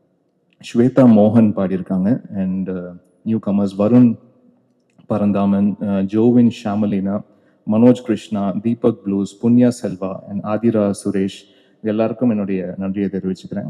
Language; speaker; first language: Tamil; native; Tamil